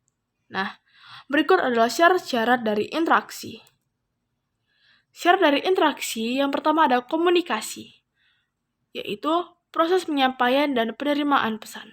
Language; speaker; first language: Indonesian; native; Indonesian